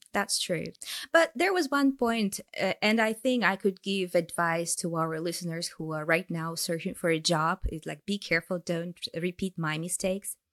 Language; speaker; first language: English; non-native, fluent; Ukrainian